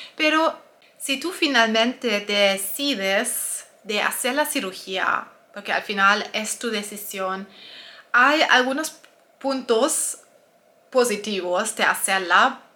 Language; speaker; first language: Spanish; non-native, fluent; German